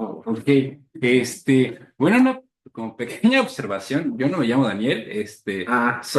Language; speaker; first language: Spanish; native; Spanish